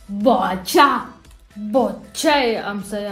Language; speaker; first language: Persian; non-native, learner; Romanian